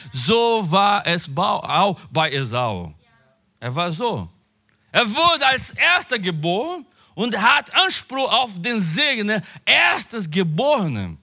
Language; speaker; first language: German; non-native, learner; Portuguese